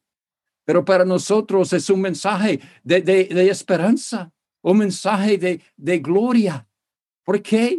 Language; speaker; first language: Spanish; non-native, fluent; English